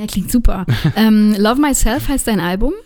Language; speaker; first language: German; native; German